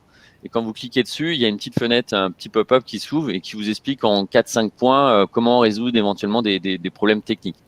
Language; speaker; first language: French; native; French